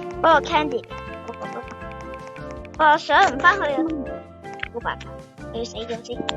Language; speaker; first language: Chinese; early bilingual, heritage; Cantonese